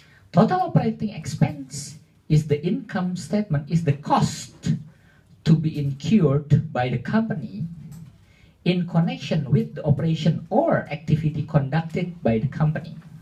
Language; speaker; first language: English; non-native, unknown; Indonesian